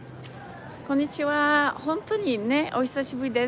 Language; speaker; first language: Japanese; non-native, fluent; French